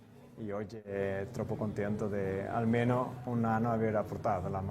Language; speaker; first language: Italian; non-native, learner; Portuguese